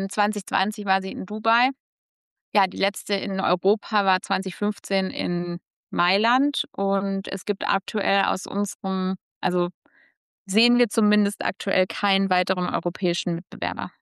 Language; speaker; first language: German; native; German